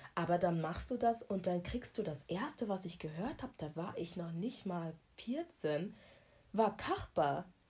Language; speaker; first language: German; early bilingual, other home language; Akan